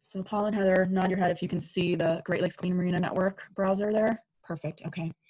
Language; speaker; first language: English; native; English